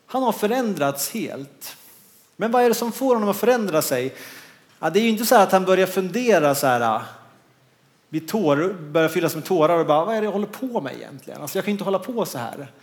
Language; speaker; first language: Swedish; native; Swedish